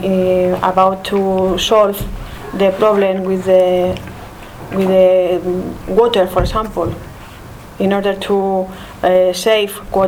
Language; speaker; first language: English; non-native, learner; Spanish